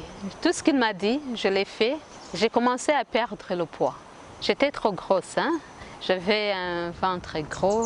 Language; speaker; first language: French; non-native, local second language; Kinyarwanda